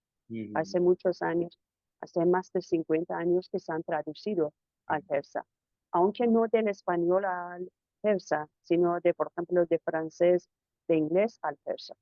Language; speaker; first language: Spanish; non-native, fluent; Persian